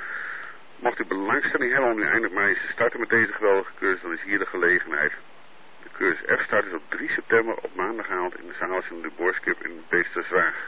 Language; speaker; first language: Dutch; native; Dutch